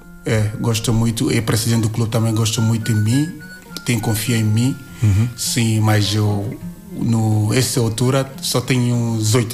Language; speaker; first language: Portuguese; non-native, learner; Hausa